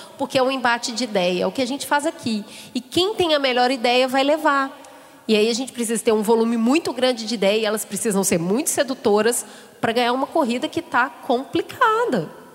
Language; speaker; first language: Portuguese; native; Portuguese